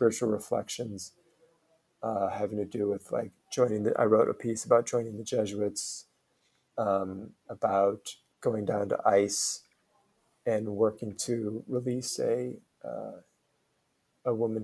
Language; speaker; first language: English; native; English